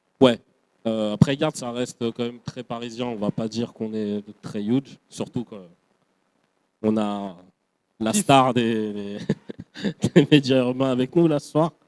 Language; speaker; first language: French; native; French